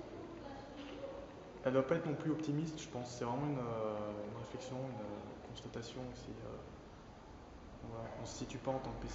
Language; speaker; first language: French; native; French